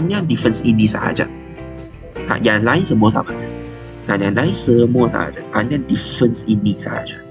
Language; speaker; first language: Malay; non-native, local second language; Chinese